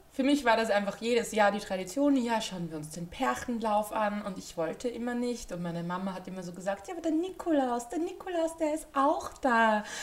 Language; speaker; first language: German; native; German